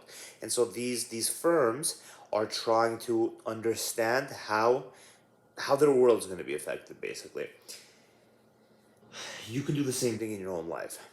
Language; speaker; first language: English; native; English